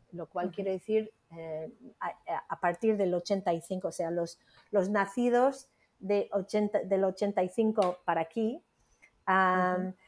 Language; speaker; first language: Spanish; non-native, fluent; English